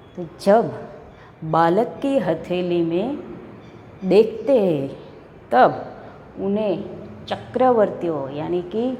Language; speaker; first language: Hindi; non-native, local second language; Gujarati